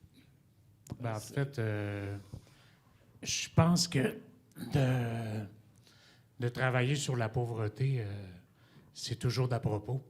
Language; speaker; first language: French; native; French